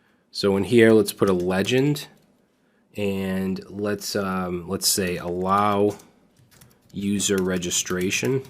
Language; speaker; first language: English; native; English